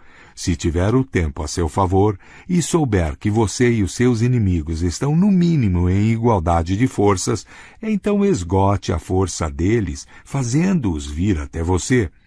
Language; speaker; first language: Portuguese; native; Portuguese